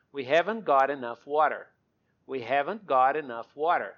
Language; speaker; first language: English; non-native, fluent; Portuguese